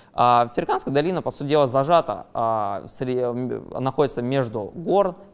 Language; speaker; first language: Russian; native; Russian